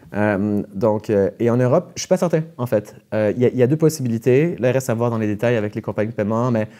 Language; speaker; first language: French; native; French